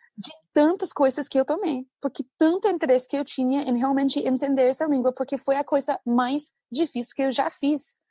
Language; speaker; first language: Portuguese; non-native, fluent; English